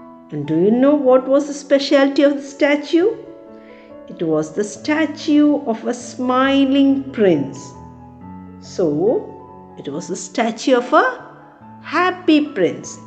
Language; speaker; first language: English; non-native, local second language; Malayalam